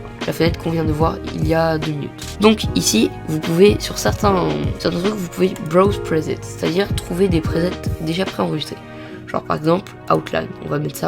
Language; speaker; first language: French; native; French